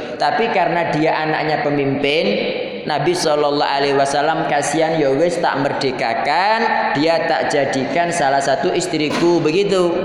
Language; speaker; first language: Indonesian; non-native, local second language; Javanese